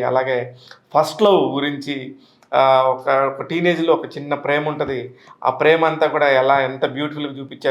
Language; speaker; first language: Telugu; native; Telugu